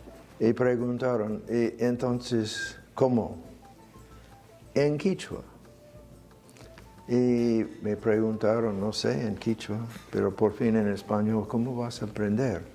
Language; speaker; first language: Spanish; non-native, fluent; English